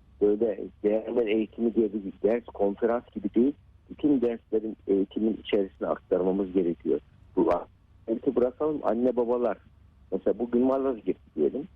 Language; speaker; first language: Turkish; native; Turkish